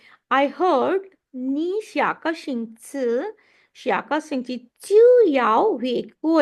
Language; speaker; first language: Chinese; non-native, fluent; Hindi